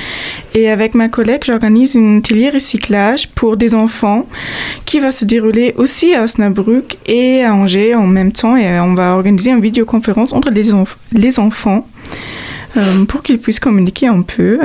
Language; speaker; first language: French; non-native, fluent; German